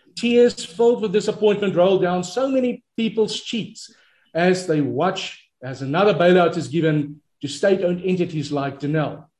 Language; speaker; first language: English; non-native, local second language; Afrikaans